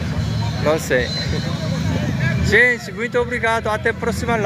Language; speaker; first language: Portuguese; non-native, learner; Korean